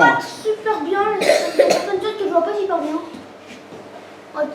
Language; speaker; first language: French; native; French